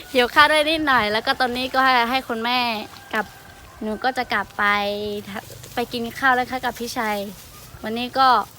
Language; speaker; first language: Thai; non-native, local second language; Lahu